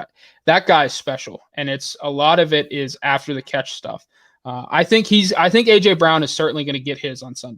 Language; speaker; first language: English; native; English